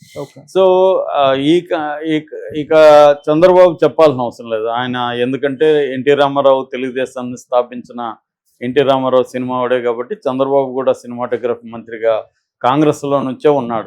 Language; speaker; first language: Telugu; native; Telugu